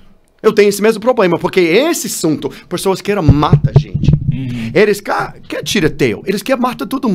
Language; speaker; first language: Portuguese; non-native, learner; English